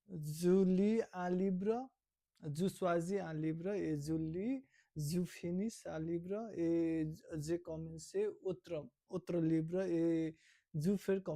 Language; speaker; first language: French; non-native, learner; Nepali